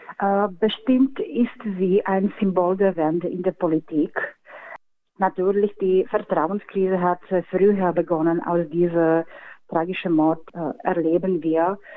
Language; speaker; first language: German; non-native, fluent; Slovak